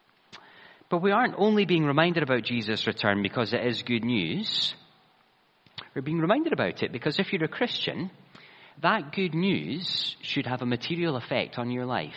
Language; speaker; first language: English; native; English